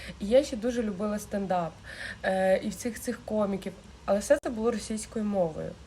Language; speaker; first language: Ukrainian; non-native, local second language; Russian